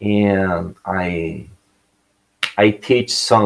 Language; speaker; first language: English; non-native, learner; Portuguese